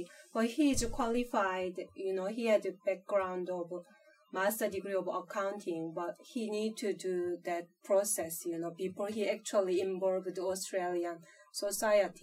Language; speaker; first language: English; non-native, fluent; Korean